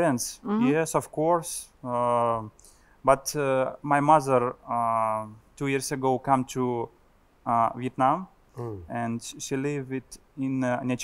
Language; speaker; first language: English; non-native, learner; Russian